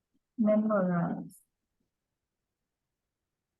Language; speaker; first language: English; non-native, learner; Vietnamese